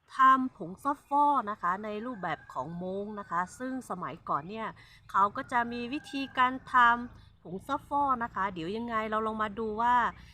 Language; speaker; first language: Thai; non-native, local second language; Hmong